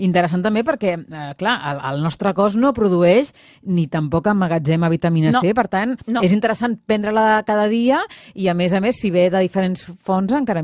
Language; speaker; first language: Catalan; native; Catalan